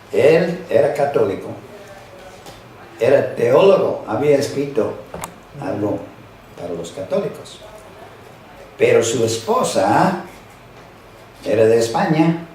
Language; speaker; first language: Spanish; non-native, fluent; English